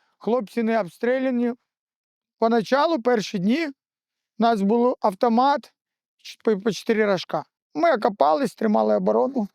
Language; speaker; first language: Ukrainian; non-native, local second language; Russian